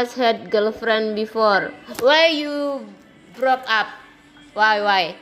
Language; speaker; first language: English; non-native, learner; Indonesian